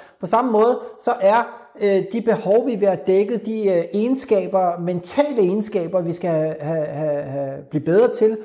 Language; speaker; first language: Danish; early bilingual, other home language; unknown